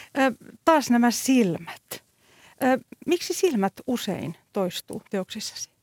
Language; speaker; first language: Finnish; native; Finnish